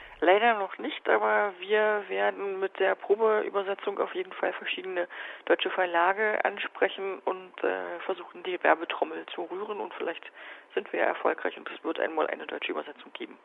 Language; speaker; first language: German; native; German